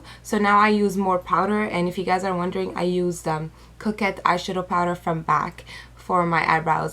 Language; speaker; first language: English; native; English